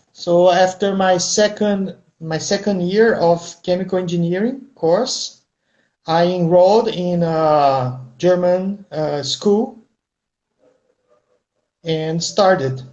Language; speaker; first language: English; non-native, fluent; Portuguese